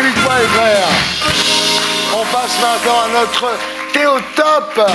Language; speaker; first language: French; native; French